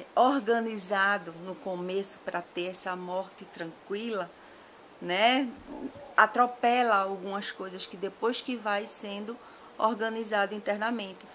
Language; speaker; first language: Portuguese; native; Portuguese